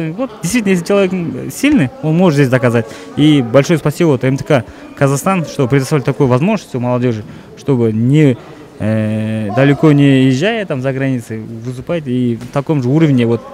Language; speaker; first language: Russian; non-native, local second language; Kazakh